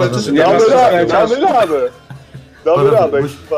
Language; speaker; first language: Polish; native; Polish